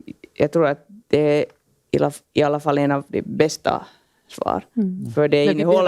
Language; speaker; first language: Swedish; non-native, local second language; Finnish